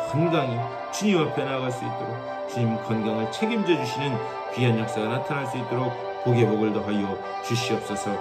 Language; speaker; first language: Korean; native; Korean